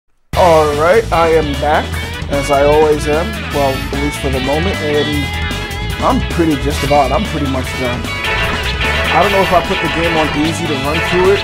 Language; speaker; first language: English; native; English